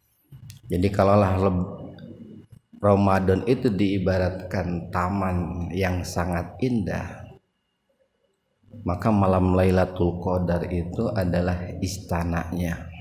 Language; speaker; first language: Indonesian; native; Indonesian